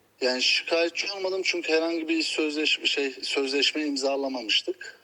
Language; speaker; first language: Turkish; native; Turkish